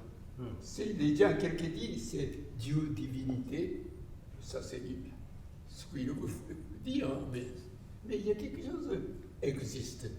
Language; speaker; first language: French; non-native, learner; Japanese